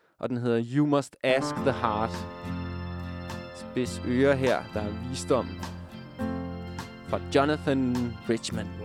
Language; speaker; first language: Danish; native; Danish